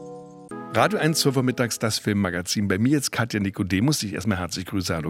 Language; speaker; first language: German; native; German